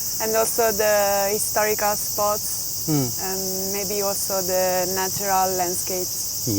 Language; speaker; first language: English; non-native, fluent; Italian